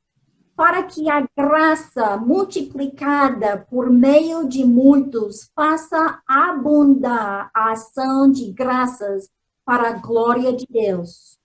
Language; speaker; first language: Portuguese; non-native, fluent; English